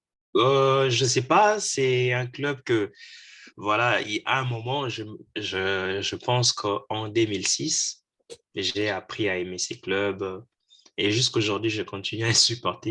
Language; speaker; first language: French; non-native, local second language; Lingala